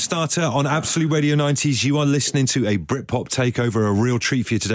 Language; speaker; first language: English; native; English